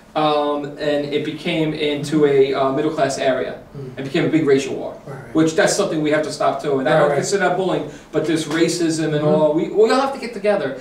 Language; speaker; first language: English; native; English